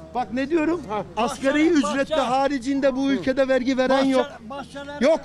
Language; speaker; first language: Turkish; native; Turkish